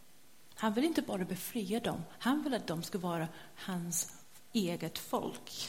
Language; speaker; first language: Swedish; non-native, fluent; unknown